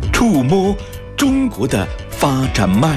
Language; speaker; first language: Chinese; native; Chinese